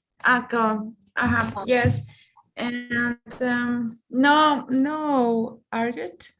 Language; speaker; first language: English; non-native, learner; Spanish